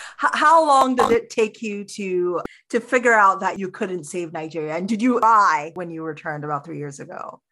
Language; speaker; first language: English; early bilingual, other home language; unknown